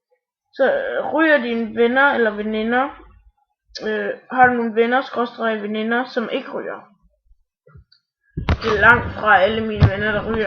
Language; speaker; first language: Danish; native; Danish